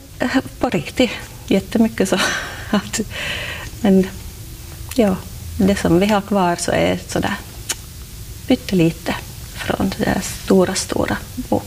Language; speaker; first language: Swedish; non-native, local second language; Finnish